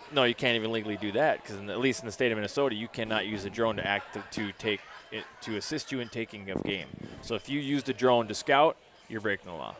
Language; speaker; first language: English; native; English